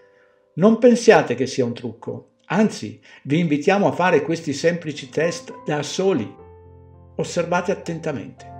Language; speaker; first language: Italian; native; Italian